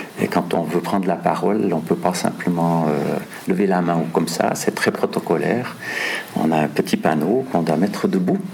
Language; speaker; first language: French; non-native, local second language; German